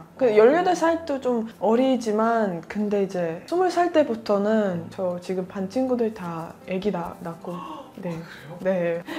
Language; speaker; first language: Korean; non-native, fluent; Russian